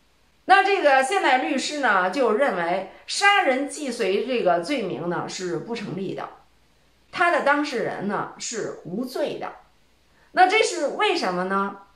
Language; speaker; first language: Chinese; native; Chinese